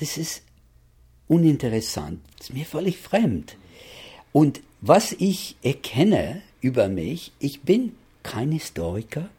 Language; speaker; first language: German; non-native, fluent; English